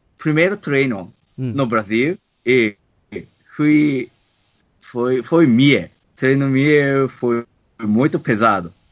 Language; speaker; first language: Portuguese; non-native, learner; Japanese